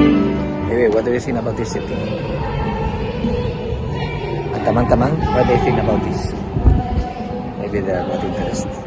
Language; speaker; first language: English; non-native, fluent; Spanish